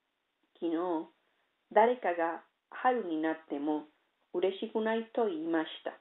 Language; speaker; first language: Japanese; non-native, learner; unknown